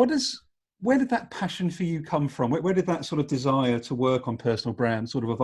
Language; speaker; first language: English; native; English